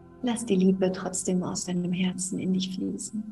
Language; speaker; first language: German; native; German